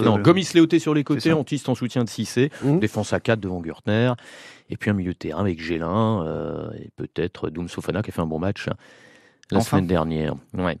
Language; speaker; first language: French; native; French